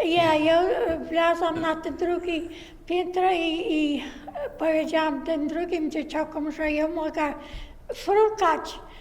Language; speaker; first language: Polish; early bilingual, heritage; Polish